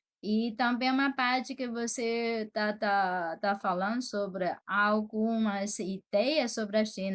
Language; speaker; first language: Portuguese; non-native, fluent; Chinese